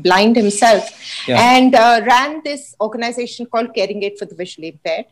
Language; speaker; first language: English; non-native, local second language; Hindi